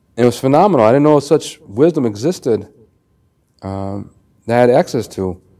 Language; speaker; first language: English; native; English